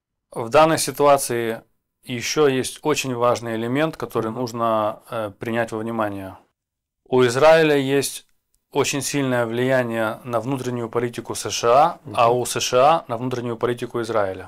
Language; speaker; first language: Russian; native; Russian